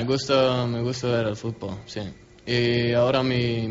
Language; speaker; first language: Spanish; non-native, learner; Swedish